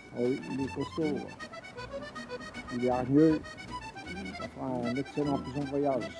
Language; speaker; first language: French; native; French